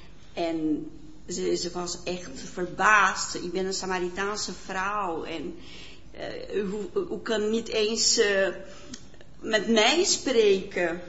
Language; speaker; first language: Dutch; non-native, fluent; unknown